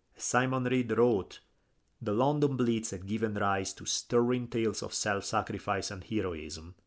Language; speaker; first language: English; non-native, fluent; Italian